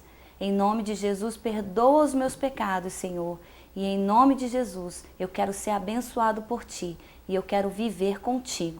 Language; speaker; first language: Portuguese; native; Portuguese